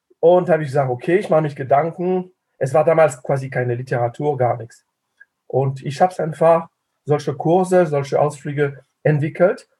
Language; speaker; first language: German; non-native, fluent; French